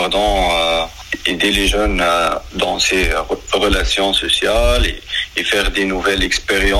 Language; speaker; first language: French; non-native, local second language; Arabic